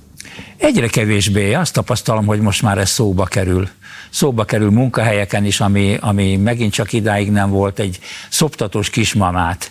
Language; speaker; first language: Hungarian; native; Hungarian